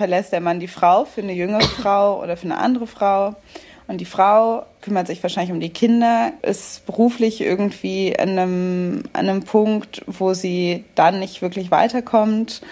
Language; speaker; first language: German; native; German